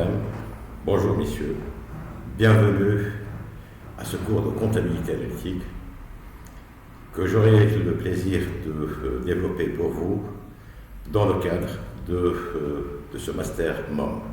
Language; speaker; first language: French; non-native, local second language; Arabic